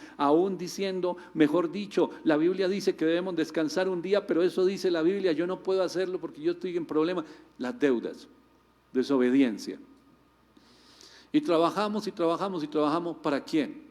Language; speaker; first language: Spanish; native; Spanish